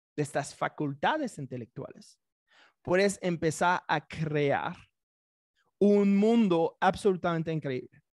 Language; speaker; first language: Spanish; non-native, fluent; French